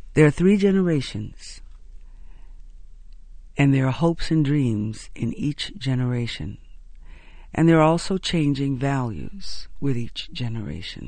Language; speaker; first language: English; native; English